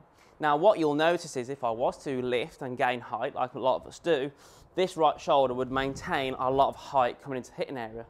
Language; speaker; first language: English; native; English